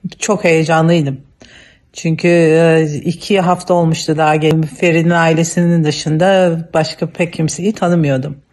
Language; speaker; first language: Turkish; native; Turkish